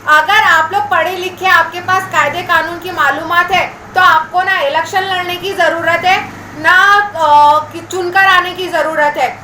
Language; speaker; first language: Hindi; native; Hindi